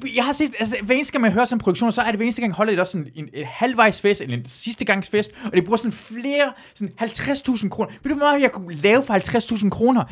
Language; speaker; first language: Danish; early bilingual, other home language; Persian